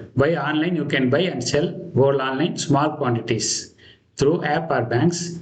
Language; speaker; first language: English; non-native, local second language; Tamil